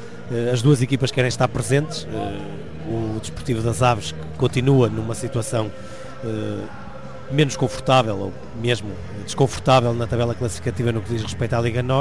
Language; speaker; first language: Portuguese; native; Portuguese